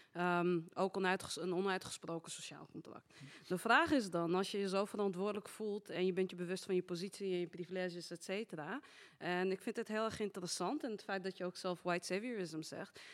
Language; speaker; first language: Dutch; native; Dutch